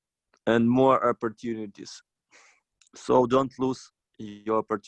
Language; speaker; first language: English; non-native, fluent; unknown